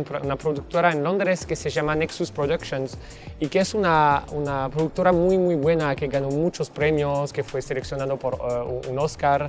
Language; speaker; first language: Spanish; non-native, fluent; French